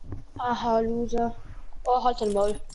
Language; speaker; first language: German; non-native, local second language; Luxembourgish